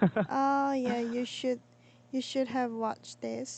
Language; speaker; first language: English; non-native, learner; Korean